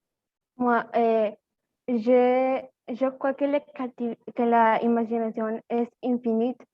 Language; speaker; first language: French; non-native, learner; Spanish